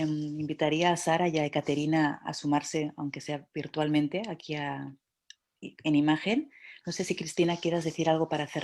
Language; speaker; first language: Spanish; native; Spanish